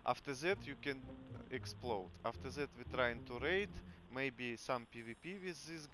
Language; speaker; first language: English; non-native, learner; Russian